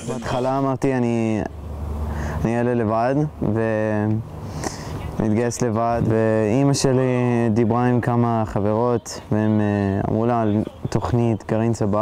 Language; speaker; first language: Hebrew; early bilingual, heritage; Hebrew